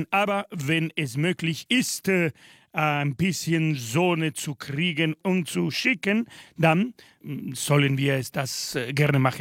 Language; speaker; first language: German; non-native, fluent; Spanish